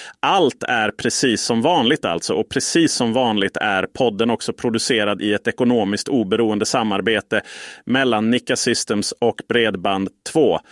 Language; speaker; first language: Swedish; native; Swedish